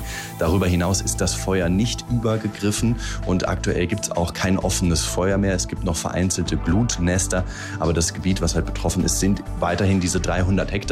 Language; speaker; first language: German; native; German